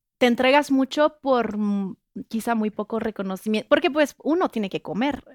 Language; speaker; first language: Spanish; non-native, fluent; French